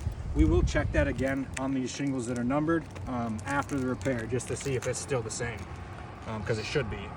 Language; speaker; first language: English; native; English